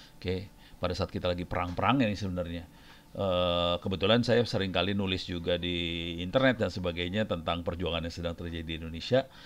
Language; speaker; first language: Indonesian; native; Indonesian